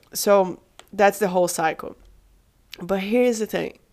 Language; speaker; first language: English; non-native, fluent; Portuguese